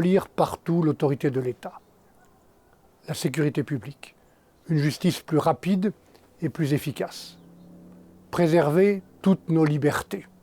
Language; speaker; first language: French; native; French